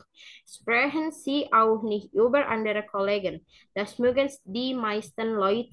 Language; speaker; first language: German; non-native, learner; Indonesian